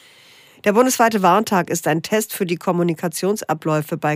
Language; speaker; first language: German; native; German